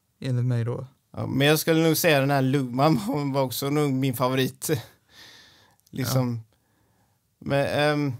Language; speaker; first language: Swedish; native; Swedish